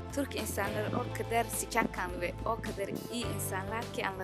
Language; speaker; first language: Turkish; non-native, fluent; Somali